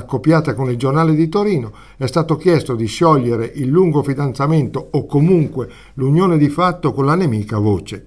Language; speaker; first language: Italian; native; Italian